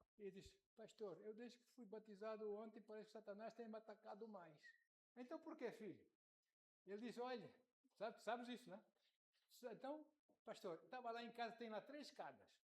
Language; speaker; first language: Portuguese; native; Portuguese